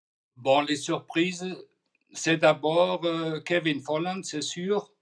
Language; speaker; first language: French; non-native, fluent; German